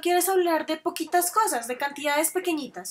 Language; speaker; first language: Spanish; native; Spanish